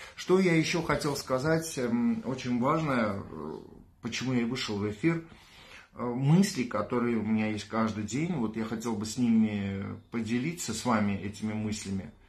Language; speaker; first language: Russian; non-native, local second language; Armenian